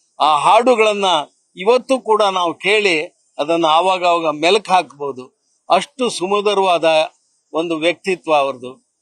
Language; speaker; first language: Kannada; native; Kannada